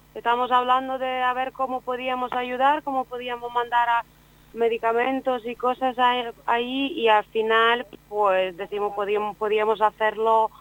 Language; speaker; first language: Spanish; non-native, fluent; Ukrainian